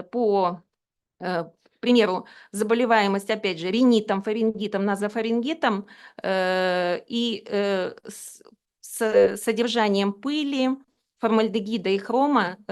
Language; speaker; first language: Russian; native; Russian